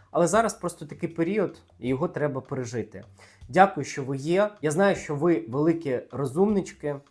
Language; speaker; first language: Ukrainian; native; Ukrainian